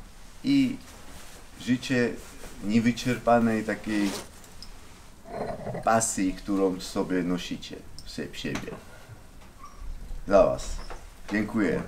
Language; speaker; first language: Polish; non-native, fluent; Georgian